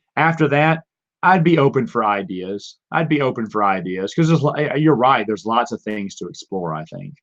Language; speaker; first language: English; native; English